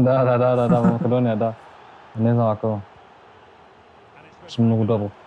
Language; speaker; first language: Macedonian; early bilingual, heritage; German